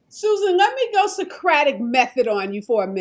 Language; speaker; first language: English; native; English